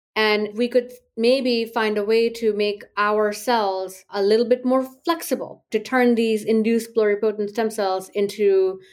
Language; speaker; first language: English; non-native, local second language; Hindi